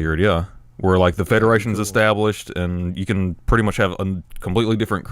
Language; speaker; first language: English; native; English